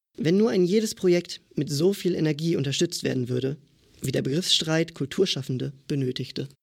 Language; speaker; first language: German; native; German